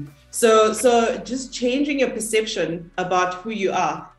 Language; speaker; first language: English; non-native, local second language; Zulu